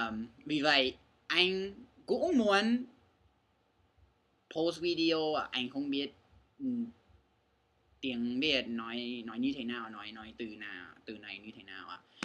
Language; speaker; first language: Vietnamese; non-native, learner; English